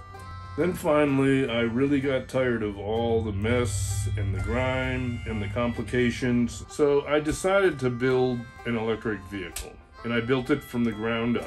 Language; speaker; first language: English; native; English